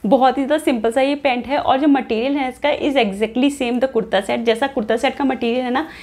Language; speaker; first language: Hindi; native; Hindi